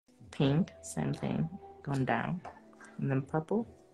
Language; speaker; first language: English; non-native, fluent; Vietnamese